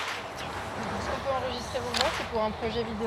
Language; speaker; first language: French; native; French